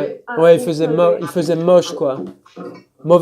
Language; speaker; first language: French; native; French